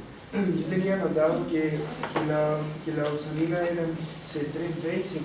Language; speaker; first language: Spanish; native; Spanish